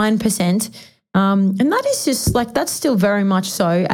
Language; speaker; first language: English; native; English